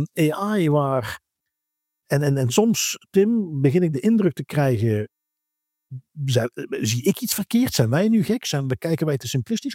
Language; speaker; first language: Dutch; native; Dutch